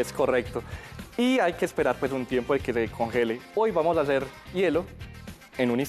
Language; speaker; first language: Spanish; native; Spanish